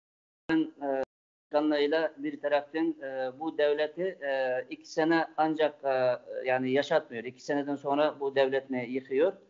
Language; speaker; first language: Turkish; non-native, fluent; Uyghur